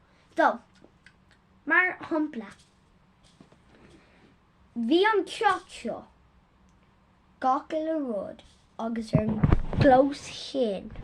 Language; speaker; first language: Irish; non-native, local second language; English